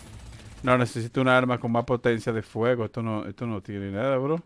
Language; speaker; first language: Spanish; native; Spanish